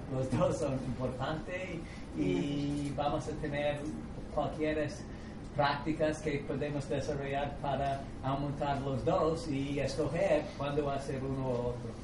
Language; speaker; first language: Spanish; non-native, fluent; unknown